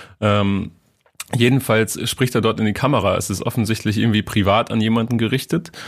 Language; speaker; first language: German; native; German